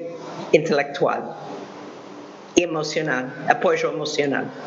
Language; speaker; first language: Spanish; non-native, fluent; English